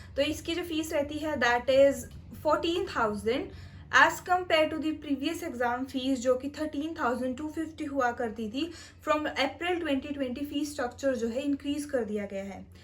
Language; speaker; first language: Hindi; non-native, local second language; Punjabi